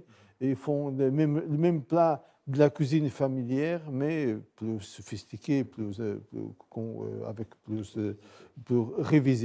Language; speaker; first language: French; non-native, fluent; Portuguese